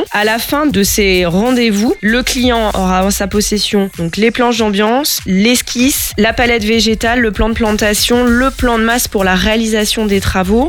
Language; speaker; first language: French; native; French